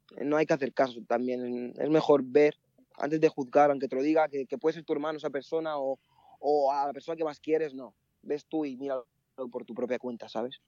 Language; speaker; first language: Spanish; early bilingual, other home language; Mandingo